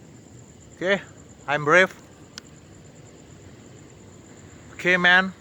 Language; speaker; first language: English; non-native, learner; Indonesian